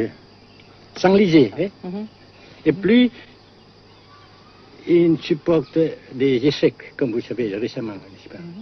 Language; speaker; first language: French; non-native, fluent; Vietnamese